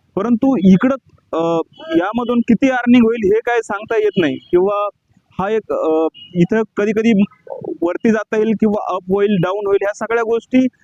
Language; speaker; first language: Marathi; native; Marathi